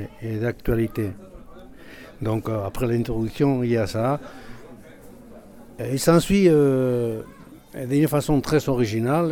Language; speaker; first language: French; non-native, fluent; Basque